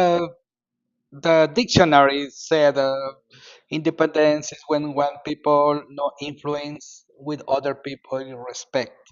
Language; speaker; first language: English; non-native, learner; Spanish